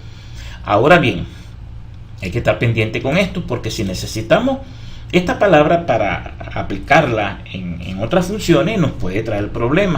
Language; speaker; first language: Spanish; native; Spanish